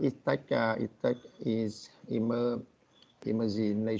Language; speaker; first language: English; non-native, learner; Vietnamese